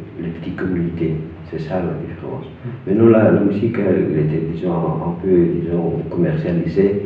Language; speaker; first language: French; non-native, fluent; Spanish